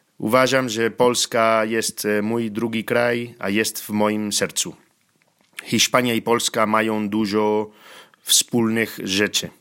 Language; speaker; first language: Polish; non-native, learner; Spanish